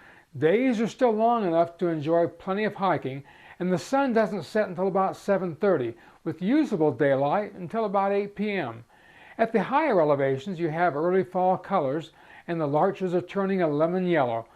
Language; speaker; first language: English; native; English